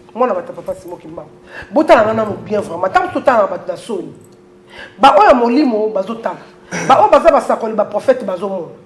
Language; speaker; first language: Lingala; native; Lingala